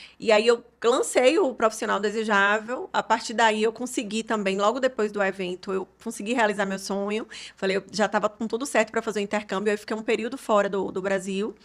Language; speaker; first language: Portuguese; native; Portuguese